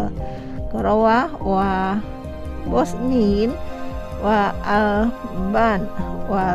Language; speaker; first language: Arabic; non-native, fluent; Indonesian